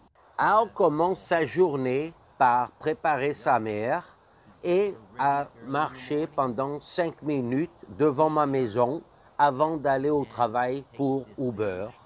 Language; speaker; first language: French; non-native, fluent; English